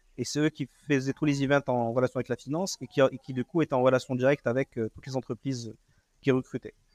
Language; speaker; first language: French; non-native, local second language; Arabic